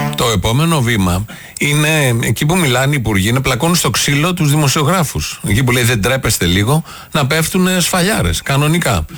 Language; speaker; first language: Greek; native; Greek